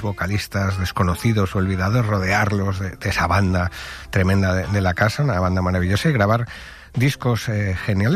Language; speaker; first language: Spanish; native; Spanish